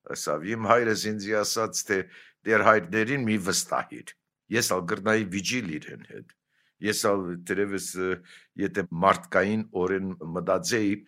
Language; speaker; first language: Armenian; native; Armenian